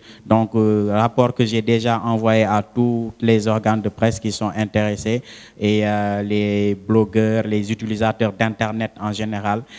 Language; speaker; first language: French; non-native, local second language; Wolof